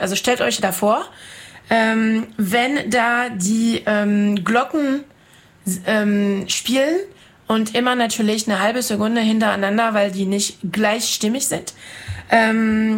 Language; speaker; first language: German; non-native, fluent; French